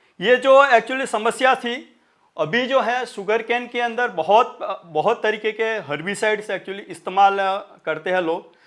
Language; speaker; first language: Hindi; non-native, local second language; Marathi